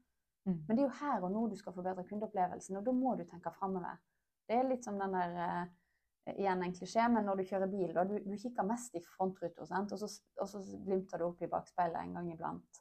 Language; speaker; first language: Norwegian; native; Norwegian